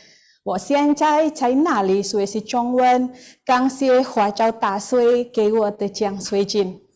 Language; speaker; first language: Chinese; non-native, learner; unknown